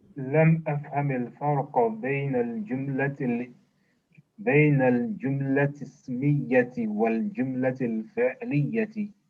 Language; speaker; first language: Arabic; non-native, learner; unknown